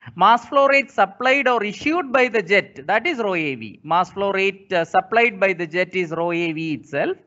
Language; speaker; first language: English; non-native, local second language; Malayalam